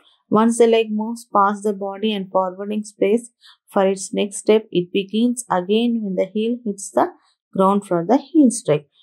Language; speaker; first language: English; non-native, local second language; Telugu